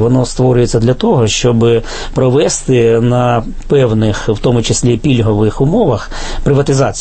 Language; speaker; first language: Ukrainian; native; Ukrainian